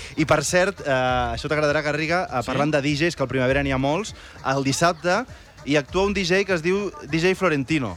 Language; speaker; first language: Catalan; native; Catalan